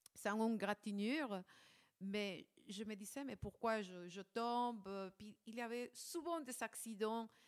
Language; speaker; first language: French; non-native, fluent; Spanish